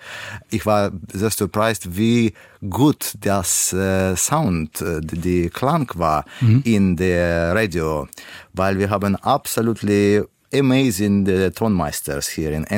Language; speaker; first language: German; non-native, learner; Russian